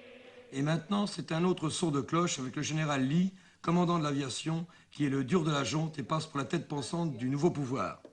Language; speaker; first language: French; native; French